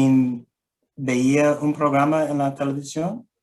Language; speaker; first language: Spanish; non-native, learner; English